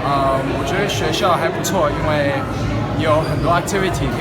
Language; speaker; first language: Chinese; early bilingual, heritage; Chinese